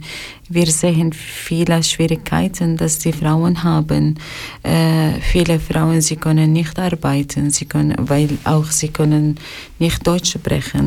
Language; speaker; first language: German; non-native, learner; Arabic